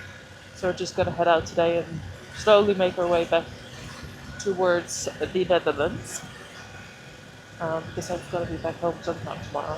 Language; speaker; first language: English; non-native, fluent; Dutch